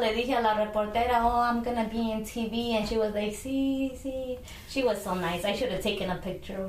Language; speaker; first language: English; early bilingual, other home language; Spanish